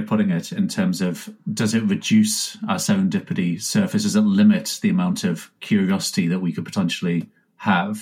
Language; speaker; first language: English; native; English